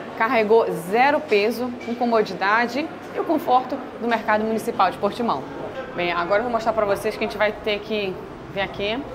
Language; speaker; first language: Portuguese; native; Portuguese